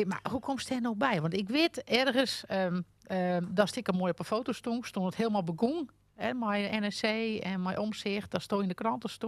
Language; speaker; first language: Dutch; non-native, local second language; Western Frisian